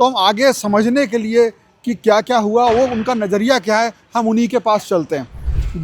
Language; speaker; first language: Hindi; native; Hindi